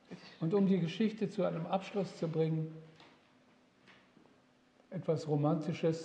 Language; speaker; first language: German; native; German